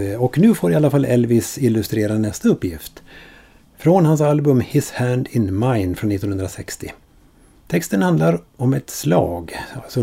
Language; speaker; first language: Swedish; native; Swedish